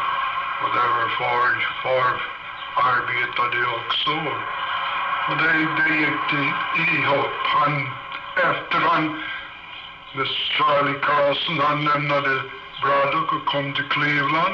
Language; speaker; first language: Swedish; early bilingual, heritage; Swedish